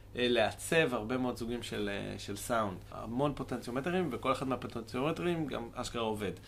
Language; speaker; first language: Hebrew; native; Hebrew